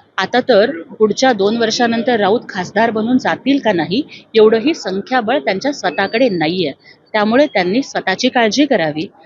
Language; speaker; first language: Marathi; non-native, local second language; Telugu